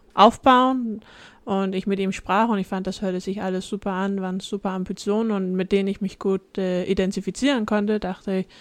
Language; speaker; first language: German; early bilingual, heritage; Danish